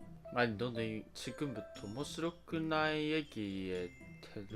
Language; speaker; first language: Korean; non-native, learner; Japanese